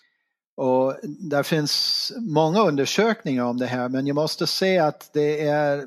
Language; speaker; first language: Swedish; non-native, fluent; English